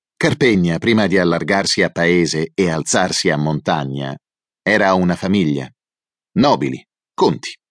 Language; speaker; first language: Italian; native; Italian